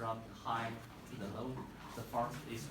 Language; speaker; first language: English; non-native, fluent; Chinese